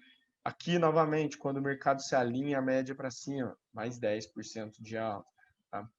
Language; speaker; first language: Portuguese; native; Portuguese